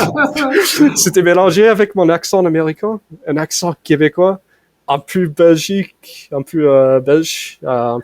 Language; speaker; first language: French; non-native, fluent; English